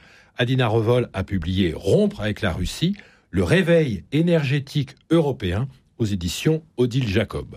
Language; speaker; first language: French; native; French